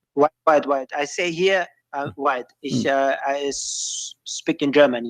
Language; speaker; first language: English; non-native, learner; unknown